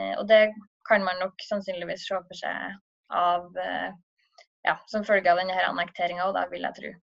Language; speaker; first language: Norwegian; native; Norwegian